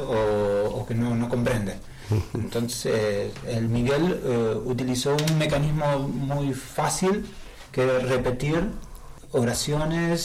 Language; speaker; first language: Catalan; non-native, learner; Spanish